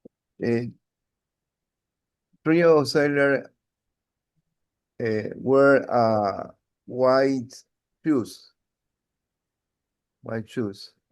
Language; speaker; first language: English; non-native, learner; Spanish